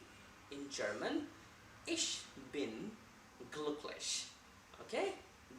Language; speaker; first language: German; non-native, learner; Hindi